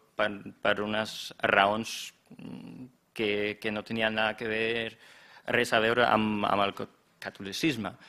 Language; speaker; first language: Catalan; non-native, fluent; German